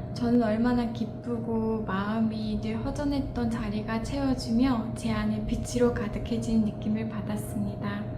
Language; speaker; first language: Korean; non-native, fluent; Mongolian